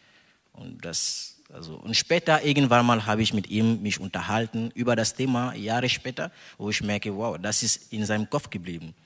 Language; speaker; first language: German; non-native, fluent; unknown